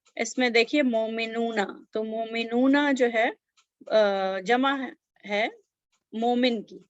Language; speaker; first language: Urdu; native; Urdu